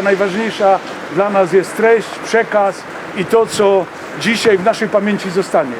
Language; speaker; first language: Polish; native; Polish